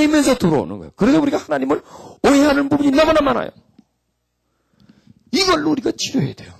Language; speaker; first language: Korean; native; Korean